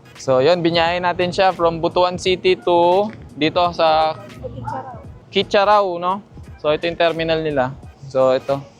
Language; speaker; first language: Filipino; non-native, local second language; Cebuano